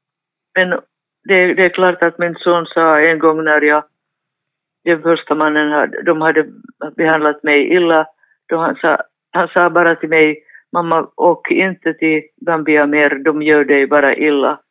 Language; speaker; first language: Swedish; non-native, fluent; Finnish